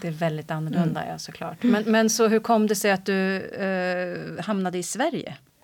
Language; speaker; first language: Swedish; native; Swedish